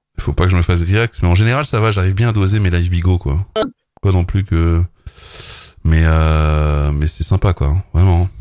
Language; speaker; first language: French; native; French